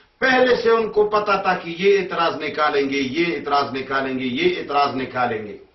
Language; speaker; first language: Urdu; non-native, local second language; Pashto